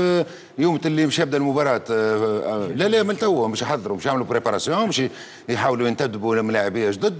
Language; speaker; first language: Arabic; native; Arabic